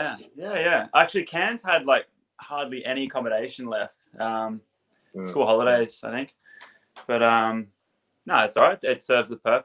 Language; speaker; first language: English; native; English